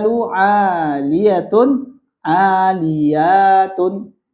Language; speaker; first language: Arabic; non-native, fluent; Indonesian